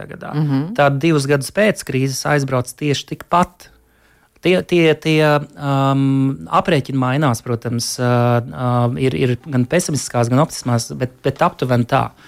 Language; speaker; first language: Latvian; native; Latvian